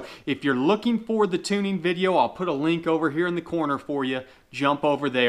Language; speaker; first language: English; native; English